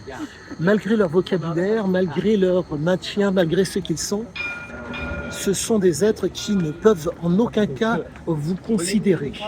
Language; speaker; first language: French; native; French